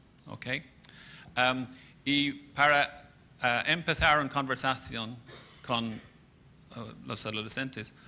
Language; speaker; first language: Spanish; non-native, fluent; English